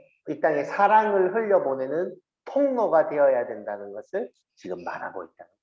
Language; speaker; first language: Korean; native; Korean